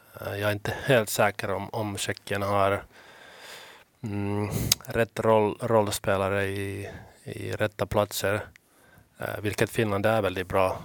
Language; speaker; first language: Swedish; non-native, local second language; Finnish